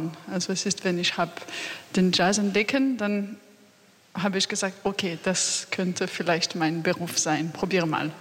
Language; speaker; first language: German; non-native, learner; French